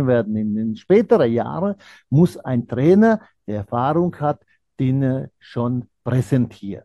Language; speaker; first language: German; non-native, fluent; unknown